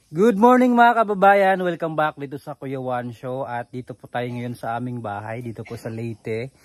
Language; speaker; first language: Filipino; non-native, local second language; Cebuano